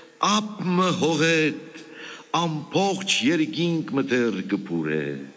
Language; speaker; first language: Armenian; native; Armenian